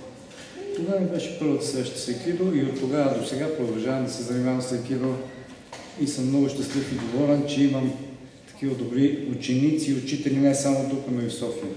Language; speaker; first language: Bulgarian; native; Bulgarian